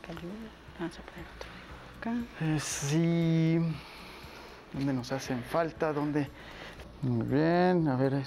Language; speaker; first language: Spanish; native; Spanish